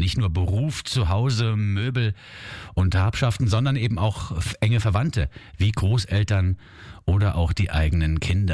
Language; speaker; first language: German; native; German